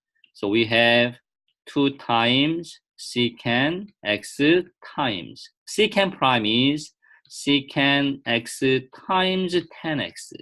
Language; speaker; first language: English; non-native, fluent; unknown